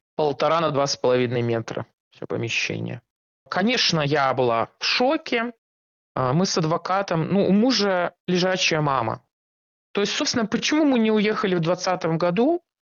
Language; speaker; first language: Russian; native; Russian